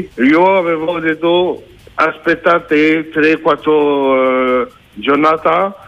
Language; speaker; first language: Italian; non-native, learner; French